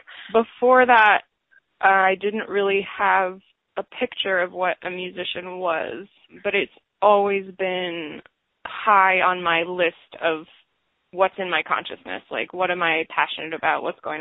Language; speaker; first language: English; native; English